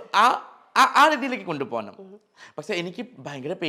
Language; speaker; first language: Malayalam; non-native, learner; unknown